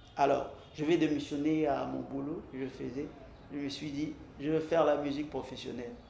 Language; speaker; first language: French; non-native, local second language; Lingala